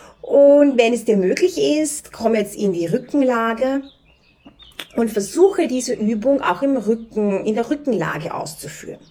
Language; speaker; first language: German; native; German